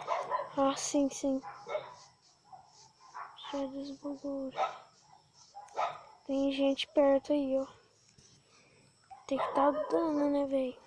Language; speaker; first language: Portuguese; native; Portuguese